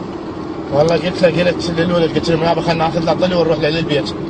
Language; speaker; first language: Arabic; native; Arabic